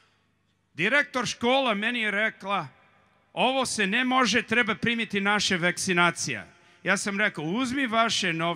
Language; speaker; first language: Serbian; early bilingual, heritage; Serbian